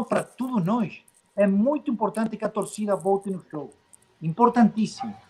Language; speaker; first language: Portuguese; non-native, fluent; Spanish